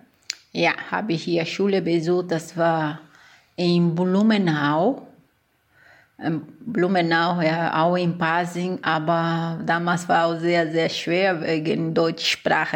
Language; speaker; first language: German; non-native, fluent; Portuguese